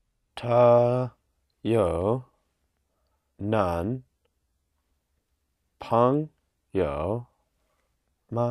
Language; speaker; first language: Chinese; non-native, learner; English